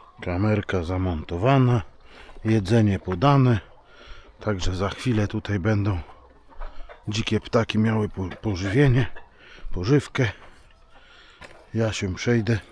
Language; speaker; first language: Polish; native; Polish